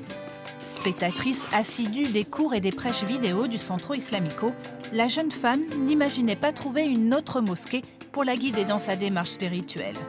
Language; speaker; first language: French; native; French